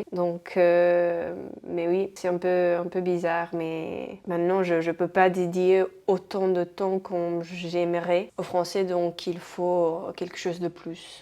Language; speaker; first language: French; non-native, fluent; Spanish